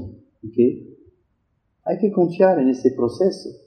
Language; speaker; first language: Spanish; non-native, fluent; French